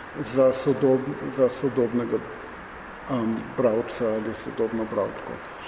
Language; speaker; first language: Slovenian; non-native, fluent; English